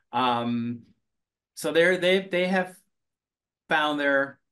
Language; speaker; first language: English; early bilingual, other home language; Finnish